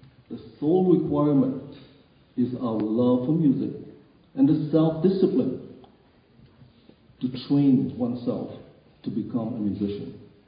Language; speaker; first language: English; non-native, fluent; Vietnamese